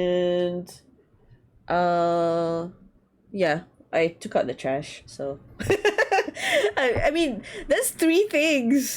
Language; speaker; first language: English; non-native, learner; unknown